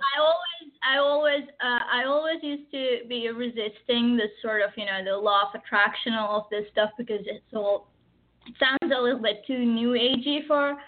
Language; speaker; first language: English; early bilingual, other home language; Arabic